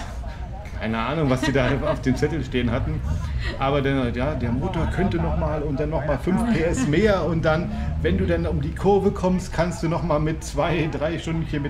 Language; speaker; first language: German; native; German